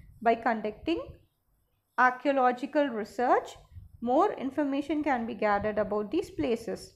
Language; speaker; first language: English; non-native, local second language; Tamil